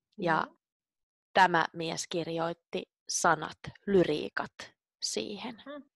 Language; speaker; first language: Finnish; native; Finnish